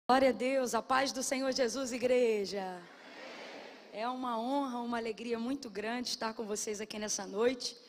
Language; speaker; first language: Portuguese; native; Portuguese